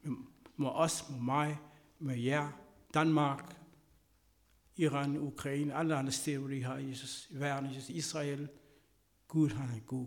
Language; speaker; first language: Danish; non-native, fluent; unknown